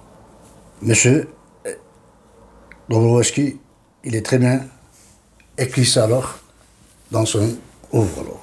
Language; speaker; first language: French; non-native, learner; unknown